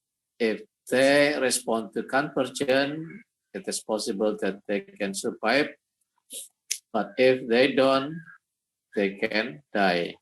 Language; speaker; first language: English; non-native, fluent; Indonesian